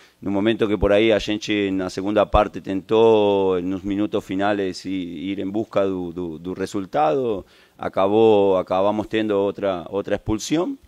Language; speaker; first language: Portuguese; non-native, fluent; Spanish